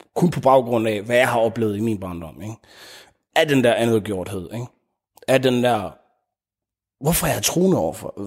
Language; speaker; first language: Danish; early bilingual, other home language; Tigrinya